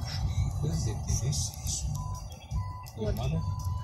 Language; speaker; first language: English; non-native, learner; Greek